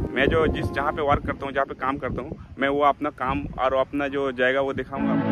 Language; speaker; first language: Hindi; non-native, local second language; Bangla